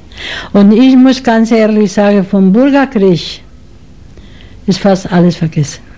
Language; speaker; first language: German; non-native, learner; Spanish